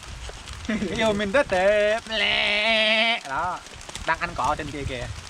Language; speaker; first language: Vietnamese; non-native, local second language; Jarai